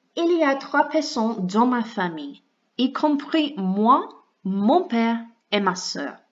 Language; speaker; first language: French; non-native, fluent; English